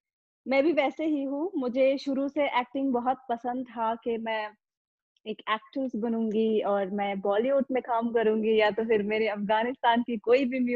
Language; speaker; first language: Hindi; non-native, fluent; Pashto